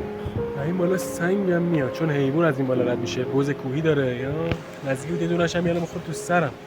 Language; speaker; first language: Persian; native; Persian